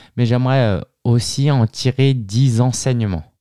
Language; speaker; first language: French; native; French